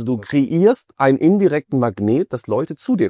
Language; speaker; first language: German; native; German